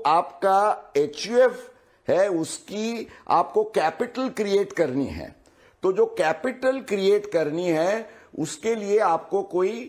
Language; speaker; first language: Hindi; non-native, local second language; Gujarati